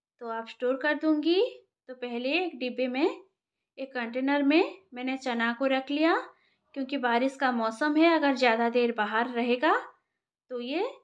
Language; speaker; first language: Hindi; non-native, local second language; Bangla